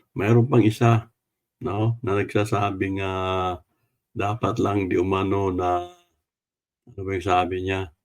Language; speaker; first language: Filipino; non-native, local second language; Cebuano